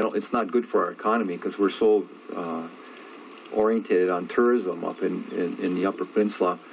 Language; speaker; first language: English; native; English